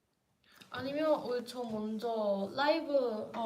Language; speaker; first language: Korean; non-native, learner; Cantonese